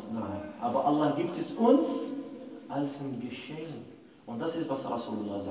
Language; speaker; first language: German; non-native, fluent; Arabic